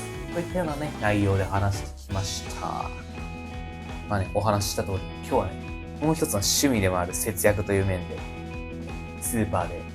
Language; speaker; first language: Japanese; native; Japanese